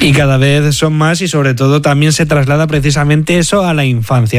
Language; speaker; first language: Spanish; native; Spanish